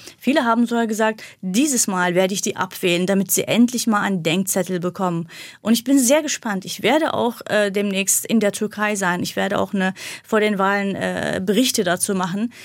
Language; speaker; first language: German; non-native, fluent; Kurdish